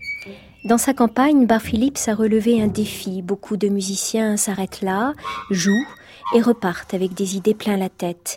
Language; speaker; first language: French; native; French